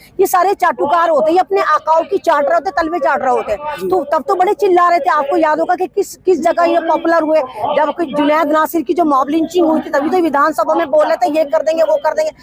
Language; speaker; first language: Hindi; native; Hindi